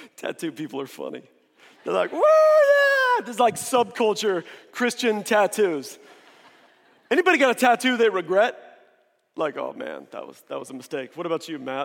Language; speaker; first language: English; native; English